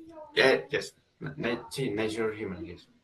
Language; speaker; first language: English; non-native, learner; Spanish